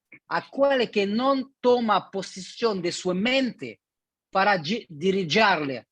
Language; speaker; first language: Spanish; non-native, learner; French